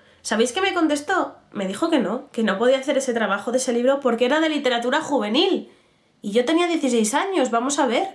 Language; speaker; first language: Spanish; native; Spanish